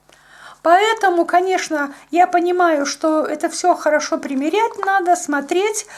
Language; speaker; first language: Russian; native; Russian